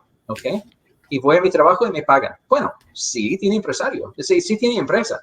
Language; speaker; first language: Spanish; non-native, fluent; English